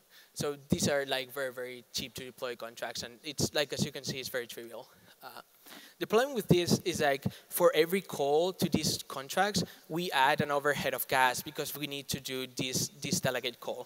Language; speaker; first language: English; non-native, fluent; Spanish